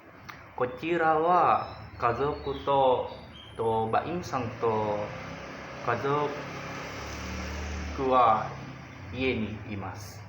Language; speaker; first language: Japanese; non-native, learner; Indonesian